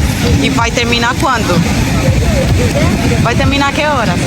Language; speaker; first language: Portuguese; non-native, fluent; English